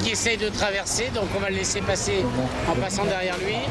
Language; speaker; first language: French; native; French